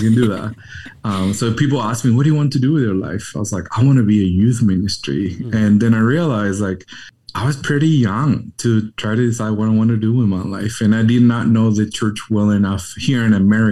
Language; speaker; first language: English; non-native, fluent; Spanish